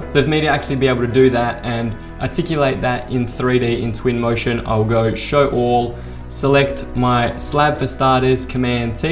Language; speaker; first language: English; native; English